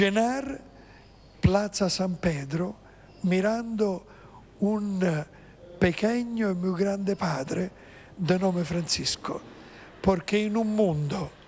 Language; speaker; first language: Spanish; non-native, fluent; Italian